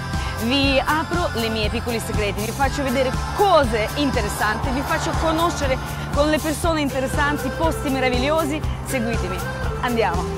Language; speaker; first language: Italian; non-native, fluent; Russian